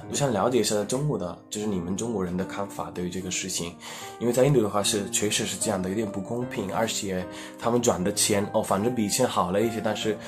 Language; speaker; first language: Chinese; non-native, fluent; Hindi